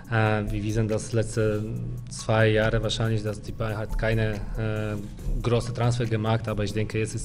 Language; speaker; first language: German; non-native, fluent; Polish